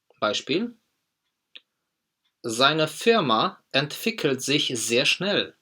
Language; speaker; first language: German; non-native, fluent; Polish